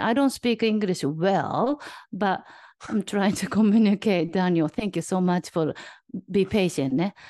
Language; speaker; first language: English; non-native, learner; Japanese